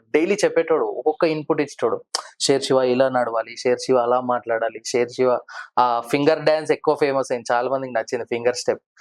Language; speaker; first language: Telugu; native; Telugu